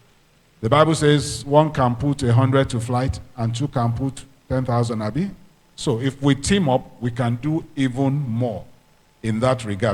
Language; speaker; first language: English; non-native, local second language; Yoruba